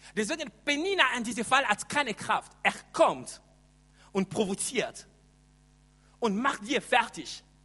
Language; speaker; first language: German; non-native, fluent; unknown